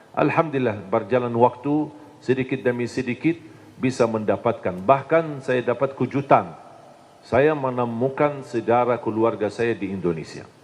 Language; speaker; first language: Indonesian; non-native, fluent; Arabic